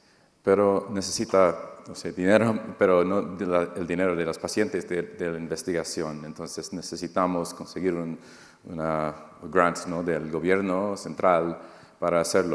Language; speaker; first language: Spanish; non-native, fluent; English